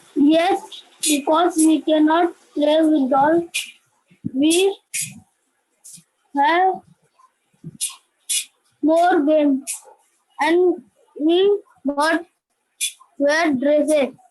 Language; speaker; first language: English; non-native, learner; Hindi